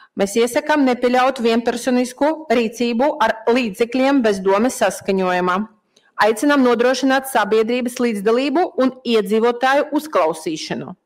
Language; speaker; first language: Latvian; non-native, local second language; Russian